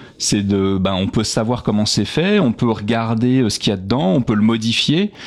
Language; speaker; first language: French; native; French